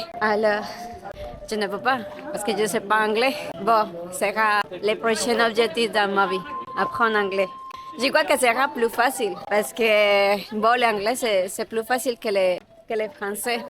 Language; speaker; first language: French; non-native, learner; Spanish